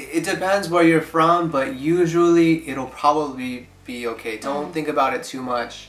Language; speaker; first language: English; native; English